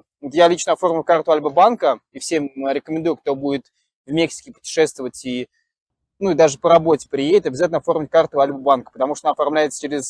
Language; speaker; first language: Russian; native; Russian